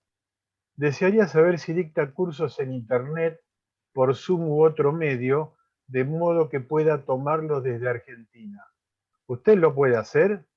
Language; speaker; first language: Spanish; native; Spanish